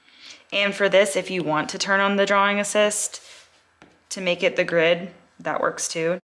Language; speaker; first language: English; native; English